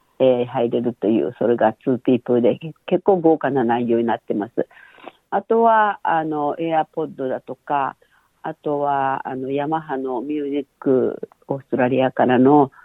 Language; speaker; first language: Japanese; native; Japanese